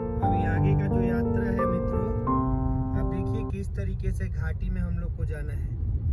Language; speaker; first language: Hindi; native; Hindi